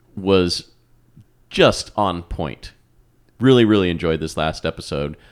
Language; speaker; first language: English; native; English